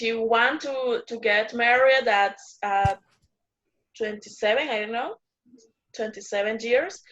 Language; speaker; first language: English; non-native, learner; Spanish